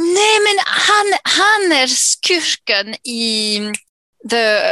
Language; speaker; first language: Swedish; non-native, fluent; English